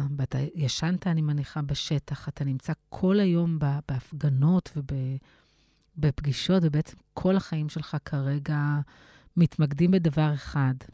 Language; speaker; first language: Hebrew; native; Hebrew